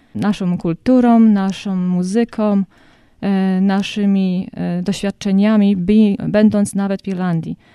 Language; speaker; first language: Polish; native; Polish